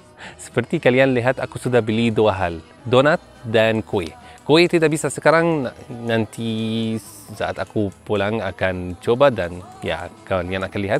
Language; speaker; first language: Indonesian; non-native, learner; Arabic